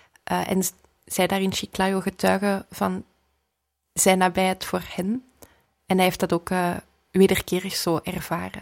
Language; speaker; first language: Dutch; native; Dutch